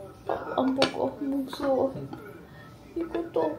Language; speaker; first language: Korean; non-native, learner; Ukrainian